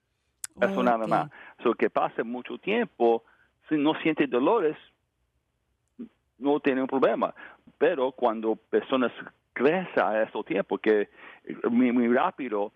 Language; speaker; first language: Spanish; non-native, learner; English